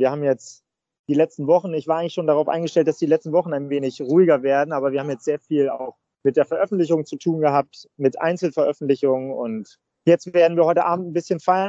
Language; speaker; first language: German; native; German